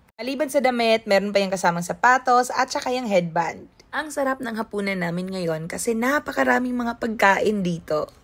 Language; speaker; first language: Filipino; non-native, local second language; Cebuano